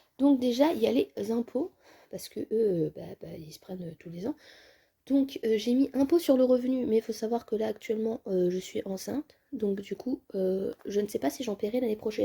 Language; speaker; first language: French; native; French